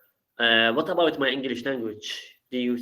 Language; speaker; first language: English; non-native, learner; Arabic